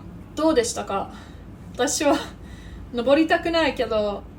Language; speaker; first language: Japanese; non-native, learner; English